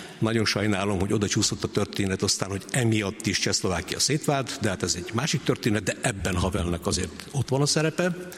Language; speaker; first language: Hungarian; native; Hungarian